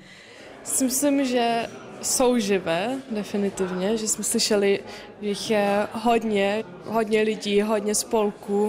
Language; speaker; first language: Czech; non-native, local second language; German